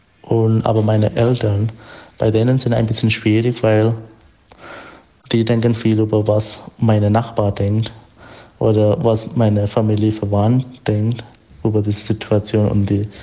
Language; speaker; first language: German; non-native, learner; Malayalam